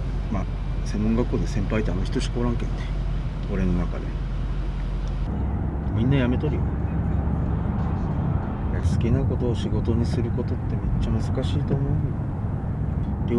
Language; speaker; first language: Japanese; native; Japanese